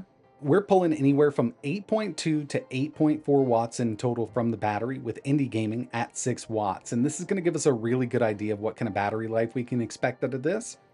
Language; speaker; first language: English; native; English